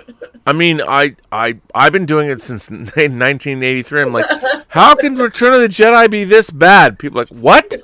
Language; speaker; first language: English; native; English